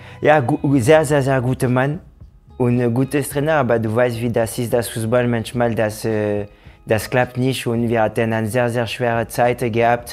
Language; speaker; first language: German; non-native, fluent; French